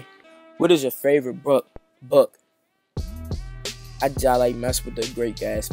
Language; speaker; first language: English; native; English